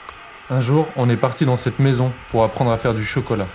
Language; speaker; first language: French; native; French